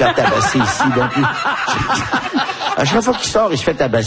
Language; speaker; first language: French; early bilingual, heritage; French